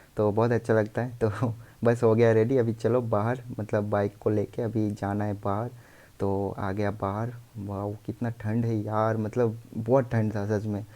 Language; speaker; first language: Hindi; non-native, local second language; Bangla